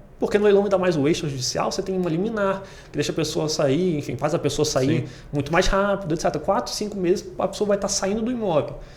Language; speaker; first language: Portuguese; native; Portuguese